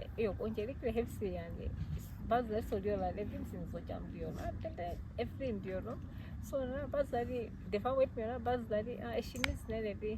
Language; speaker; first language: Turkish; non-native, fluent; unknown